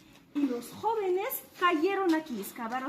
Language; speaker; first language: Spanish; non-native, fluent; Arabic